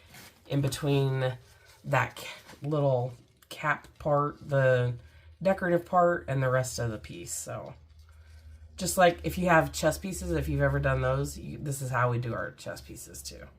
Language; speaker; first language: English; native; English